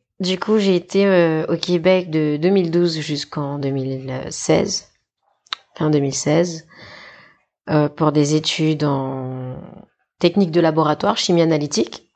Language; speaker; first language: French; native; French